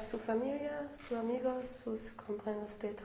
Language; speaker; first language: Spanish; non-native, learner; German